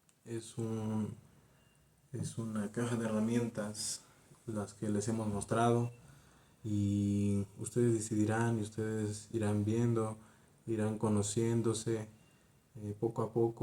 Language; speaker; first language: Spanish; native; Spanish